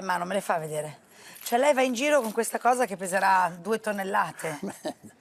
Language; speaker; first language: Italian; native; Italian